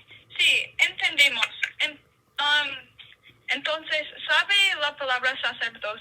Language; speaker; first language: Spanish; non-native, learner; English